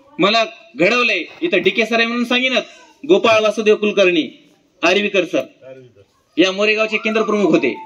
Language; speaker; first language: Marathi; non-native, local second language; Urdu